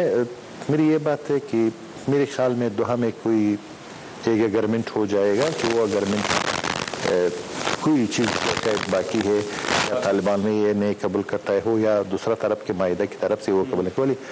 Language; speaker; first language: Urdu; non-native, learner; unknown